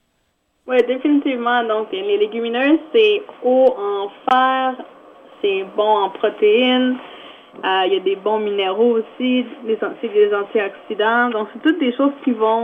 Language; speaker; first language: French; native; French